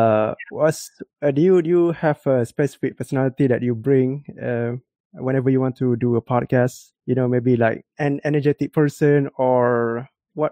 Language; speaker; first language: English; non-native, local second language; Malay